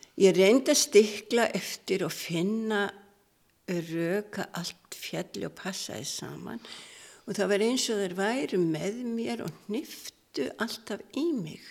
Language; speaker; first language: Icelandic; native; Icelandic